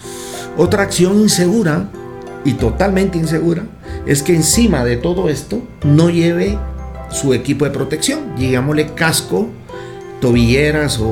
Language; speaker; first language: Spanish; native; Spanish